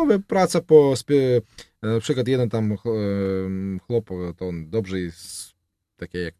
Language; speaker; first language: Polish; non-native, learner; Russian